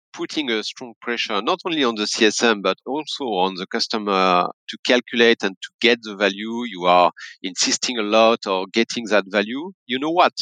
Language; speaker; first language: English; non-native, fluent; French